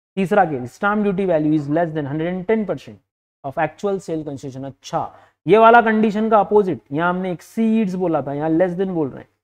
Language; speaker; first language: Hindi; native; Hindi